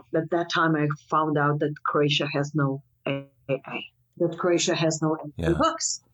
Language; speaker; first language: English; non-native, fluent; Croatian